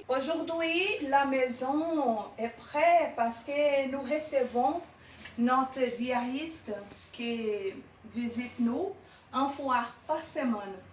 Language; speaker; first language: French; non-native, learner; Portuguese